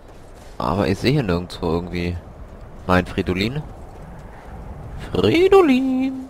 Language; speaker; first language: German; native; German